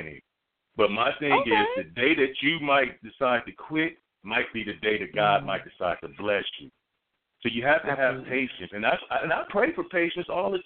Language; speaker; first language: English; native; English